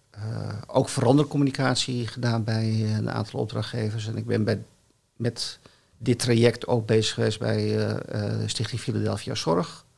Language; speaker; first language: Dutch; native; Dutch